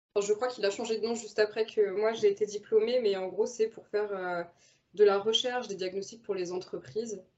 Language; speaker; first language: French; native; French